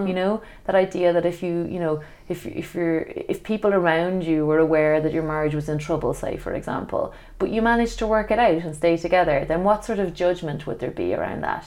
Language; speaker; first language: English; native; English